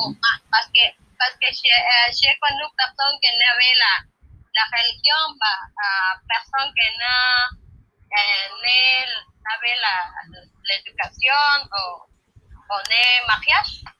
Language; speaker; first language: Spanish; non-native, learner; French